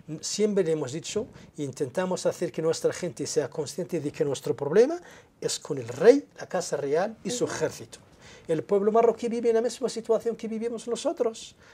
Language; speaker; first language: Spanish; non-native, local second language; Arabic